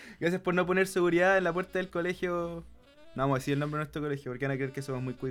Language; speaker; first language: Spanish; native; Spanish